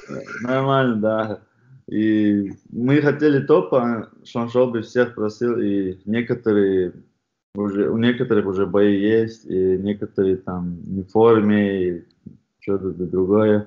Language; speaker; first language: Russian; non-native, fluent; Chechen